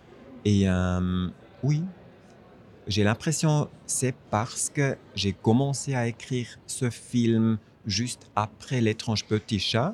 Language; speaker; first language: French; non-native, fluent; German